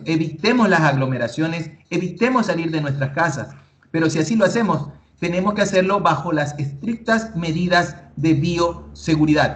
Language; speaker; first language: Spanish; native; Spanish